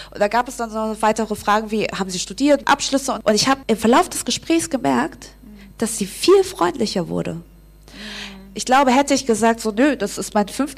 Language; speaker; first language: German; early bilingual, other home language; Vietnamese